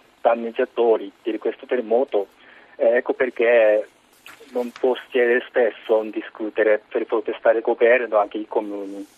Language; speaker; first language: Italian; non-native, learner; Japanese